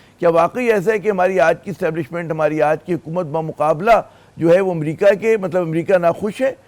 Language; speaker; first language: Urdu; native; Urdu